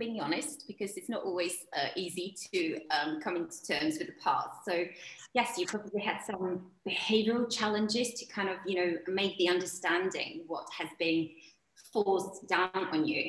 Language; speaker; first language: English; non-native, fluent; Czech